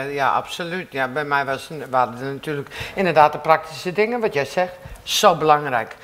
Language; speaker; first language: Dutch; non-native, local second language; Western Frisian